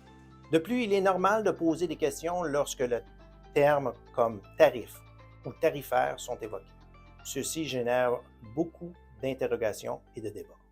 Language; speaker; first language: French; native; French